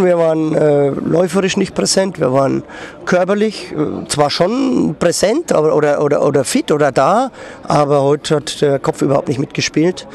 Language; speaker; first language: German; native; German